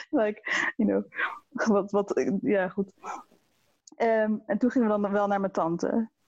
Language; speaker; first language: Dutch; native; Dutch